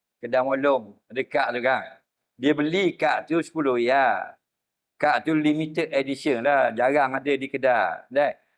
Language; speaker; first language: Malay; native; Malay